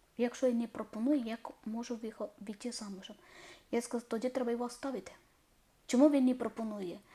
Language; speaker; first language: Ukrainian; non-native, learner; Malayalam